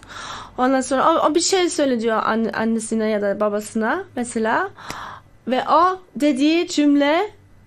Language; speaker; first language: Turkish; early bilingual, heritage; Turkish